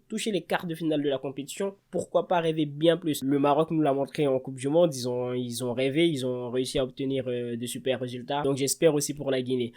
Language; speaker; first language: French; early bilingual, other home language; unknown